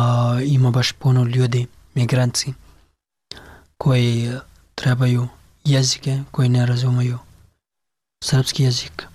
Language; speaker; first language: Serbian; non-native, learner; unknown